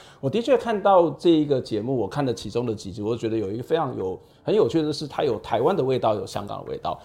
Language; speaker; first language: Chinese; native; Chinese